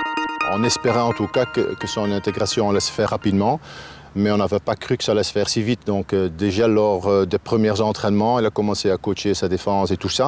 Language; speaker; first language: French; native; French